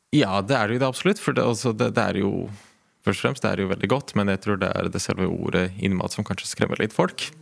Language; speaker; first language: Norwegian; non-native, fluent; Latvian